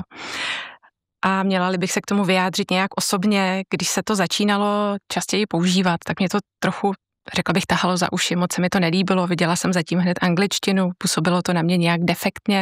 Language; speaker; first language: Czech; native; Czech